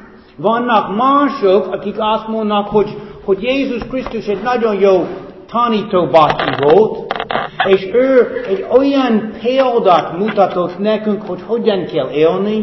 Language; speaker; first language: Hungarian; non-native, fluent; English